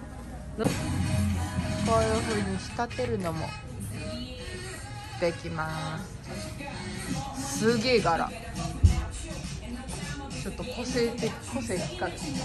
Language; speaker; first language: Japanese; native; Japanese